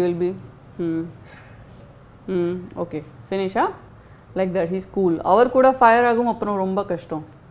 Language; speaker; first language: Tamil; non-native, fluent; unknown